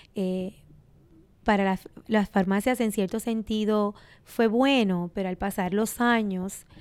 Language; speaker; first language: Spanish; native; Spanish